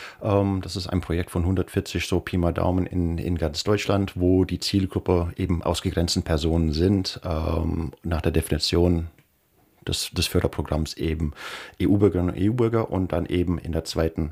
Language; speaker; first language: German; native; German